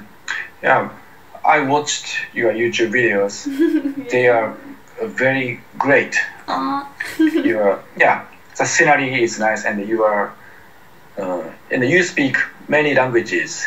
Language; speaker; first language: English; non-native, learner; Japanese